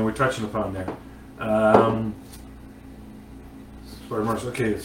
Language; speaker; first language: English; native; English